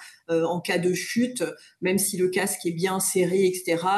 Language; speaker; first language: French; native; French